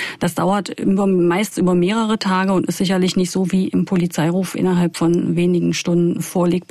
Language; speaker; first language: German; native; German